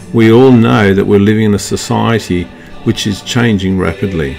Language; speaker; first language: English; native; English